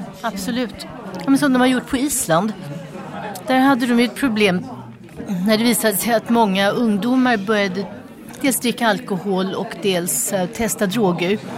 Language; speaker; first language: Swedish; native; Swedish